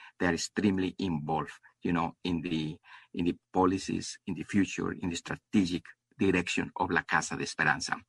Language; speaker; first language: English; non-native, fluent; Spanish